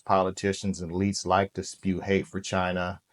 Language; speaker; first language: English; native; English